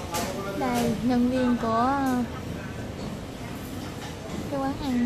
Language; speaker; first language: Vietnamese; native; Vietnamese